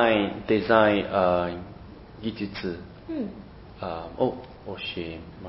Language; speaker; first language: Japanese; non-native, learner; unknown